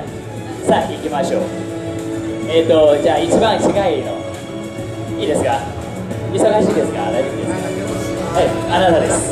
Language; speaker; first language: Japanese; non-native, fluent; Chinese